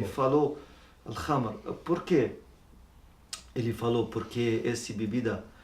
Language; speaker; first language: Portuguese; non-native, learner; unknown